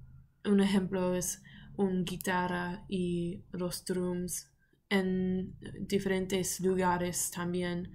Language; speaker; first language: Spanish; non-native, learner; English